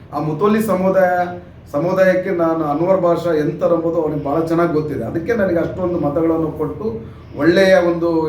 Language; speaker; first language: Kannada; non-native, local second language; Urdu